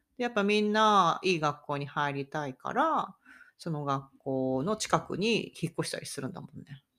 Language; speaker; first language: Japanese; native; Japanese